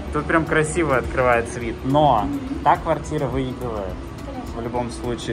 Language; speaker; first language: Russian; native; Russian